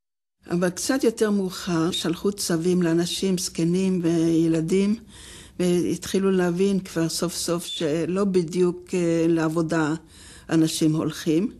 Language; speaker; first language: Hebrew; non-native, fluent; Dutch